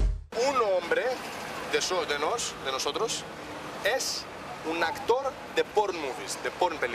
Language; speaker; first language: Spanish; non-native, learner; Greek